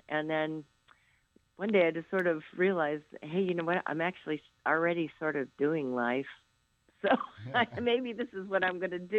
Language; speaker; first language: English; native; English